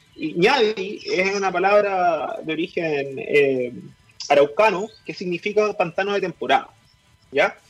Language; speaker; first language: Spanish; native; Spanish